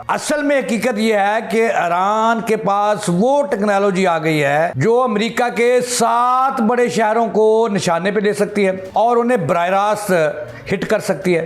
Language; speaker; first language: Urdu; non-native, local second language; Punjabi